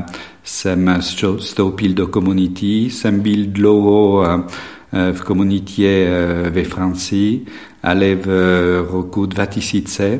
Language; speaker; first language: Czech; non-native, fluent; French